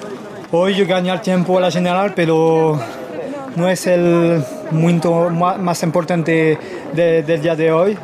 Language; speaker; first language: Spanish; non-native, learner; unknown